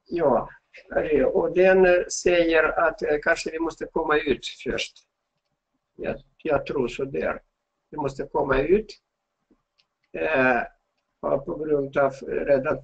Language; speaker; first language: Swedish; non-native, fluent; Russian